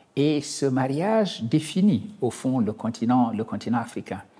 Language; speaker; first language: French; non-native, local second language; Wolof